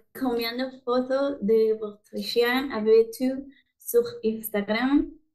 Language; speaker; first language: French; non-native, learner; Spanish